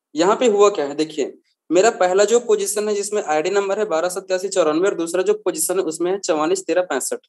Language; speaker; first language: Hindi; native; Hindi